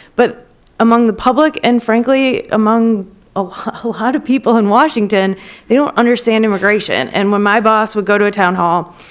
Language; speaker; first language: English; native; English